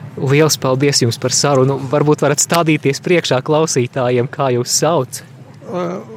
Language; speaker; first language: Latvian; native; Latvian